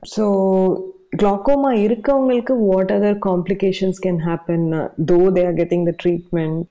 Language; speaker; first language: English; non-native, local second language; Tamil